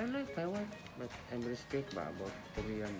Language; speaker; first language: English; non-native, learner; Cebuano